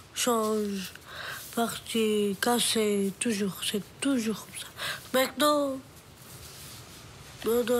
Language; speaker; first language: French; non-native, learner; Romanian